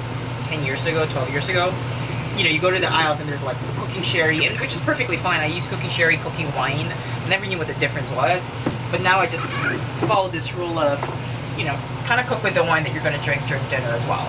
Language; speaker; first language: English; non-native, local second language; Filipino